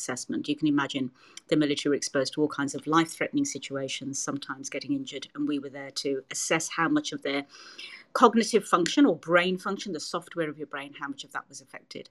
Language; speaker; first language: English; native; English